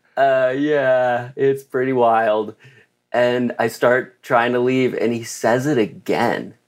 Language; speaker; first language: English; native; English